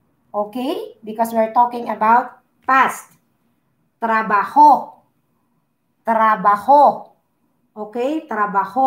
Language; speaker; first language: Spanish; non-native, learner; Filipino